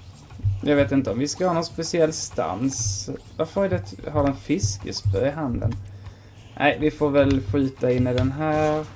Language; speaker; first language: Swedish; native; Swedish